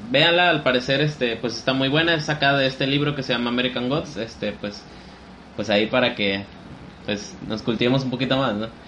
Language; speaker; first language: Spanish; native; Spanish